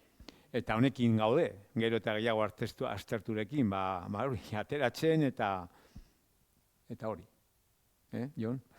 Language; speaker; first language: Basque; non-native, local second language; Spanish